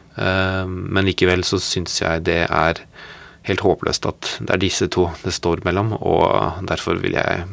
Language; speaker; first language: Norwegian; non-native, fluent; English